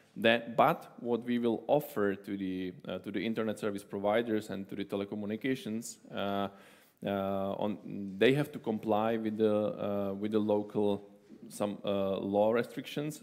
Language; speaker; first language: English; non-native, fluent; Czech